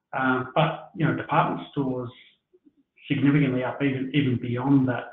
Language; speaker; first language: English; native; English